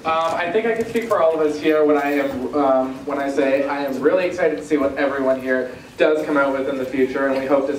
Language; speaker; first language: English; native; English